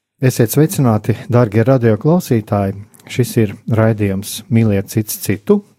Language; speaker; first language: Latvian; native; Latvian